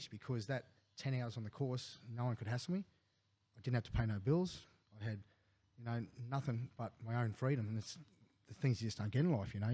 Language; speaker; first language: English; native; English